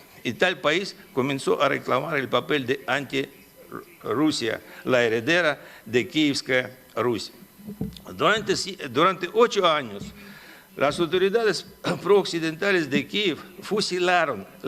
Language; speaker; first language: Spanish; non-native, fluent; Russian